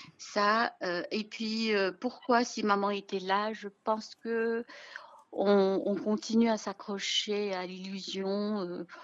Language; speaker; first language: French; non-native, fluent; Chinese